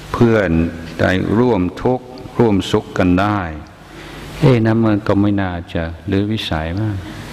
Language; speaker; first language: Thai; non-native, fluent; English